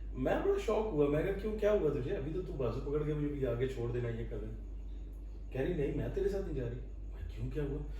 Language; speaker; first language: Urdu; non-native, local second language; Punjabi